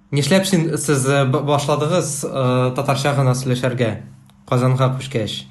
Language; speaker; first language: Tatar; non-native, learner; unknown